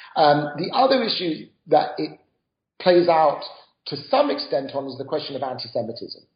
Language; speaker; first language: English; native; English